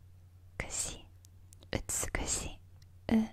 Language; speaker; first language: Japanese; non-native, learner; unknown